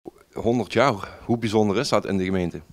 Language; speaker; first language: Dutch; native; Dutch